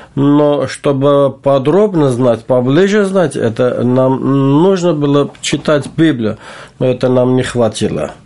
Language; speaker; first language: Russian; non-native, local second language; Armenian